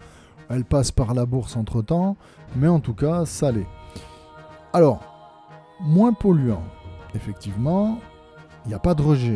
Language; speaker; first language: French; native; French